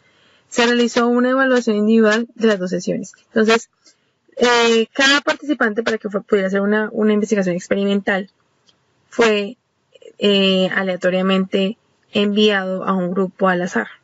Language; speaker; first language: Spanish; native; Spanish